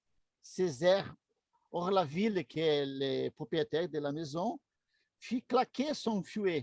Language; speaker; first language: French; non-native, learner; Portuguese